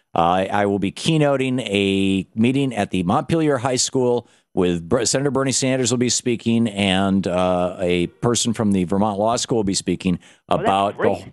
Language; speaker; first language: English; native; English